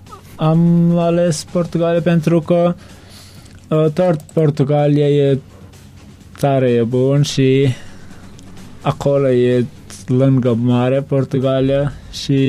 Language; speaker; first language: Romanian; non-native, learner; Turkmen